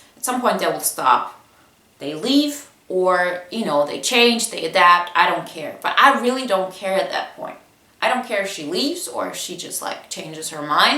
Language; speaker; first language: English; non-native, fluent; Bulgarian